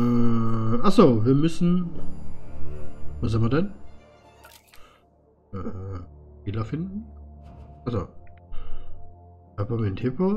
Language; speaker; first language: German; native; German